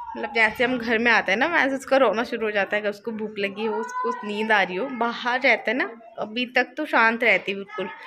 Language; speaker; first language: Hindi; native; Hindi